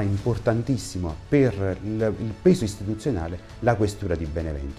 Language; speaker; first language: Italian; native; Italian